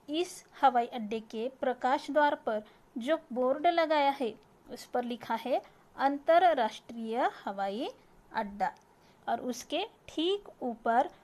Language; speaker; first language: Hindi; non-native, local second language; Marathi